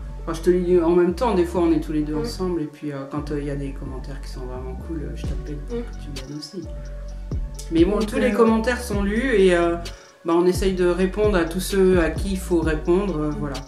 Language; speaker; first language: French; native; French